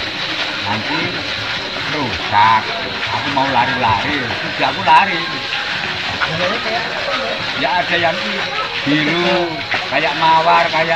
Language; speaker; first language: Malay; non-native, local second language; Javanese